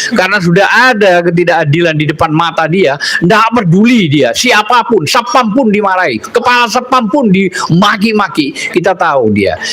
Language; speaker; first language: Indonesian; native; Indonesian